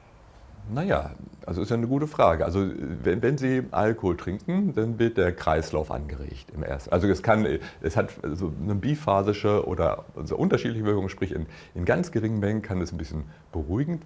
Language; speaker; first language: German; native; German